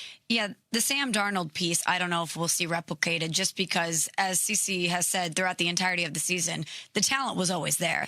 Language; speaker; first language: English; native; English